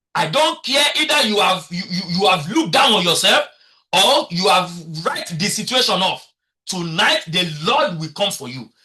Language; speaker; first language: English; non-native, local second language; Yoruba